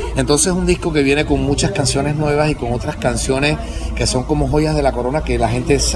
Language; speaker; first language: Spanish; native; Spanish